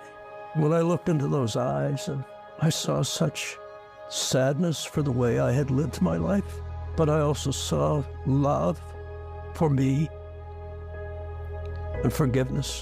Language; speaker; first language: English; native; English